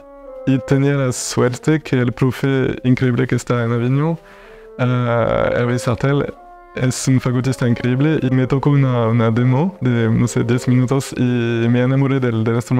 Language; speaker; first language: Spanish; non-native, fluent; French